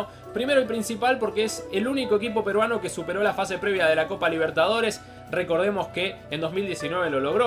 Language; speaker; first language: Spanish; native; Spanish